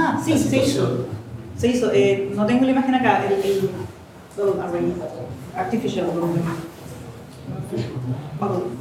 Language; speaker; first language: Spanish; native; Spanish